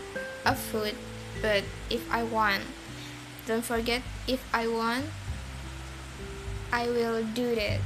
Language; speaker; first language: English; non-native, learner; Indonesian